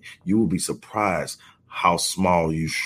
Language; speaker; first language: English; native; English